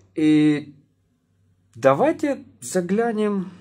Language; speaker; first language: Russian; native; Russian